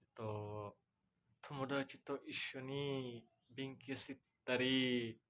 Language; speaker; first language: Japanese; non-native, learner; Indonesian